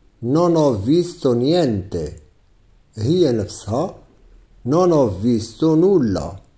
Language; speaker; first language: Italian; non-native, fluent; Arabic